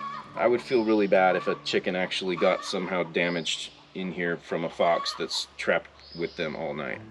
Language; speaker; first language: English; native; English